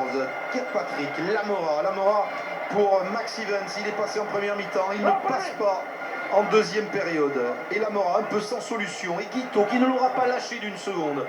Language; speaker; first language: French; native; French